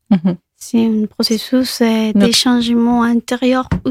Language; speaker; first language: French; non-native, fluent; Spanish